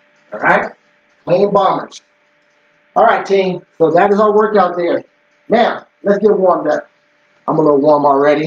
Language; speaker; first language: English; native; English